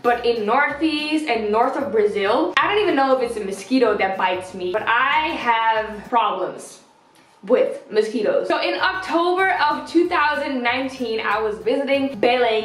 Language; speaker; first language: English; non-native, fluent; Dutch